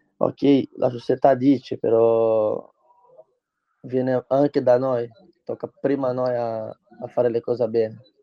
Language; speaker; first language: Italian; non-native, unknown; Portuguese